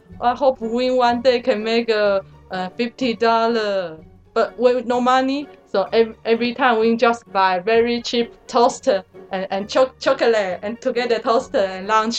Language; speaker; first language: English; non-native, learner; Chinese